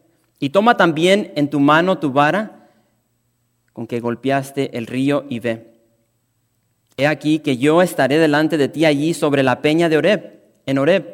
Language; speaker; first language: Spanish; native; Spanish